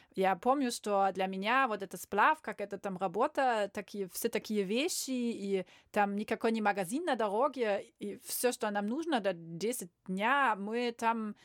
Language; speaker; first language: Russian; non-native, learner; German